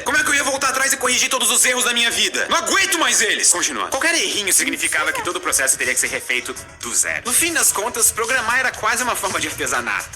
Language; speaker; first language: Portuguese; native; Portuguese